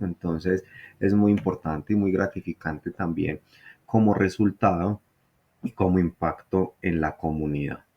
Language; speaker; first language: Spanish; native; Spanish